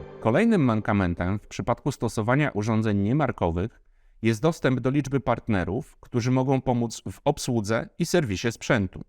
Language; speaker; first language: Polish; native; Polish